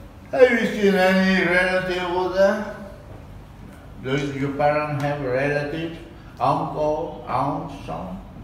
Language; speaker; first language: English; non-native, fluent; Vietnamese